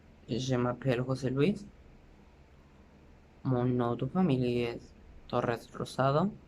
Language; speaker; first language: French; non-native, learner; Spanish